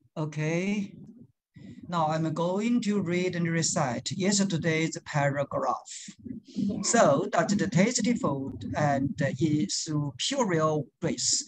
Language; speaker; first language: English; non-native, learner; Chinese